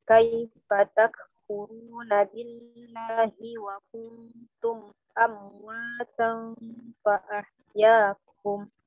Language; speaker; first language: Arabic; non-native, learner; Indonesian